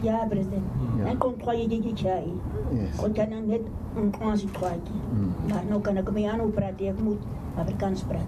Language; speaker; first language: Dutch; non-native, local second language; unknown